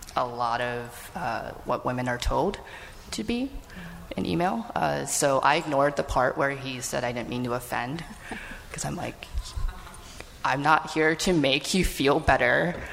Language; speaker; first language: English; native; English